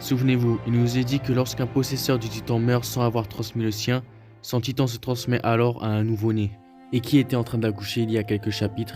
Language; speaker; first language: French; native; French